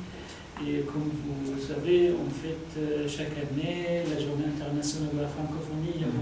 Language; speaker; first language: French; non-native, fluent; Arabic